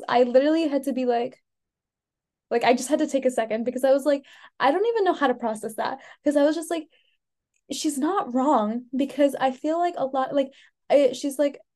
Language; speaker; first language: English; native; English